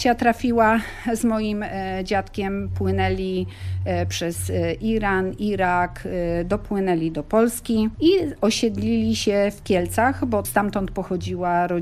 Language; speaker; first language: Polish; native; Polish